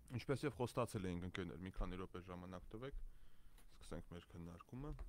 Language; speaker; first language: Armenian; native; Armenian